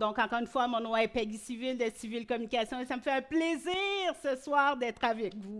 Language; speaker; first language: French; native; French